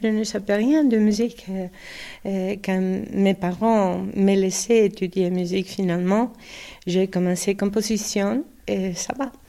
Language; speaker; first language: French; non-native, learner; Spanish